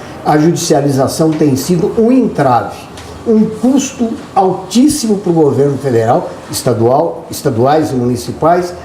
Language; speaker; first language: Portuguese; native; Portuguese